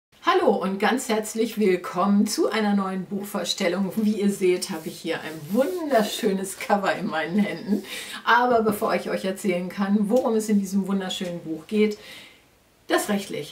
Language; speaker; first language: German; native; German